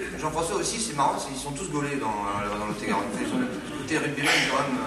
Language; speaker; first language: French; native; French